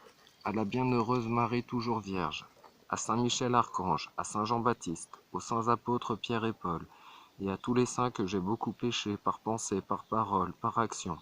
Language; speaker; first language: French; native; French